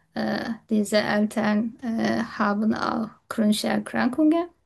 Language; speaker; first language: German; non-native, learner; Turkish